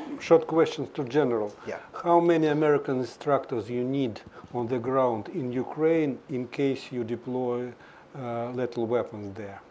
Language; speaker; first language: English; non-native, fluent; Russian